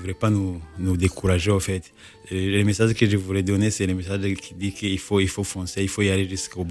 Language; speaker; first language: French; non-native, local second language; Kinyarwanda